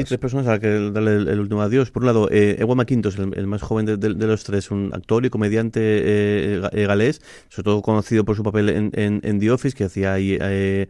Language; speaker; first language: Spanish; native; Spanish